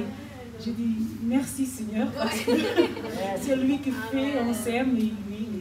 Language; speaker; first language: French; non-native, fluent; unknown